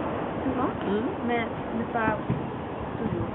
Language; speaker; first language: French; non-native, learner; Dutch